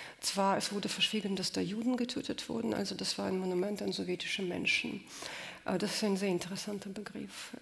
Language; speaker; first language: German; non-native, fluent; Russian